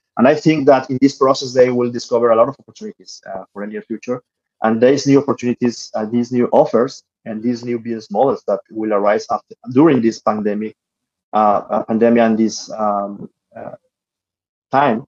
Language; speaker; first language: English; non-native, fluent; Spanish